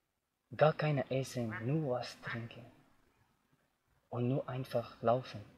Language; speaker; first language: German; non-native, learner; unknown